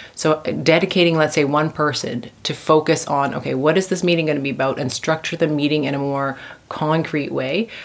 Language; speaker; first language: English; native; English